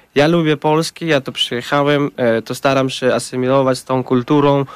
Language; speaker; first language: Polish; non-native, learner; Tajik